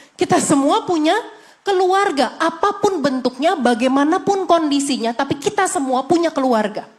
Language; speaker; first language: Indonesian; native; Indonesian